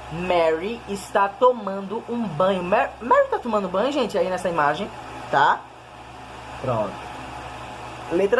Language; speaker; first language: Portuguese; native; Portuguese